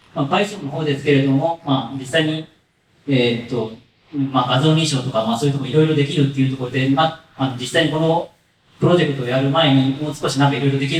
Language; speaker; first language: Japanese; native; Japanese